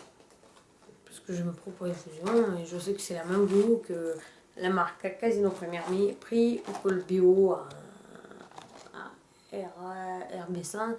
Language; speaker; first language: French; non-native, fluent; Russian